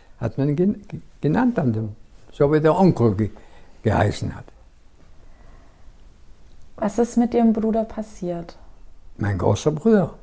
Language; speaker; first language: German; non-native, fluent; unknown